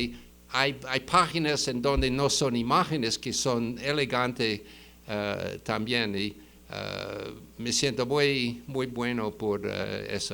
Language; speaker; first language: Spanish; non-native, fluent; English